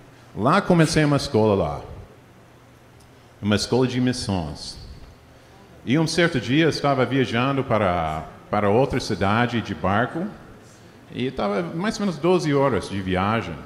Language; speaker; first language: Portuguese; non-native, fluent; English